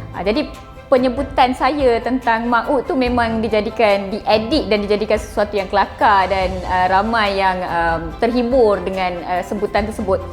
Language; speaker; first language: Malay; non-native, local second language; Tamil